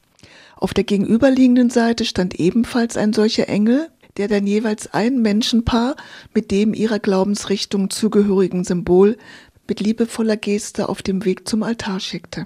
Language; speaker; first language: German; native; German